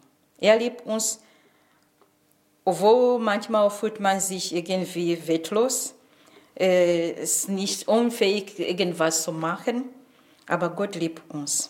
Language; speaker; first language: German; non-native, learner; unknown